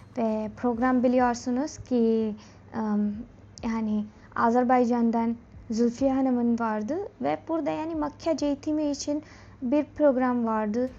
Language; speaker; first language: Turkish; non-native, learner; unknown